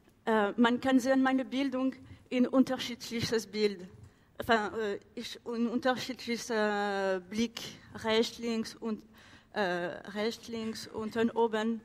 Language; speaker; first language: German; non-native, learner; French